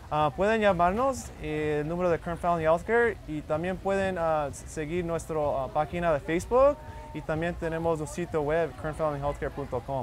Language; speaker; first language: Spanish; early bilingual, heritage; Spanish